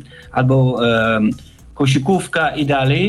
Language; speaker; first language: Polish; non-native, learner; Italian